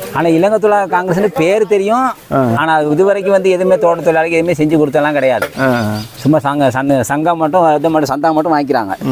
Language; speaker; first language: Tamil; native; Tamil